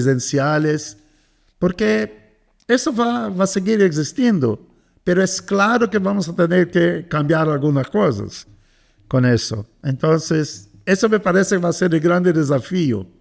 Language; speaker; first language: Spanish; non-native, fluent; Portuguese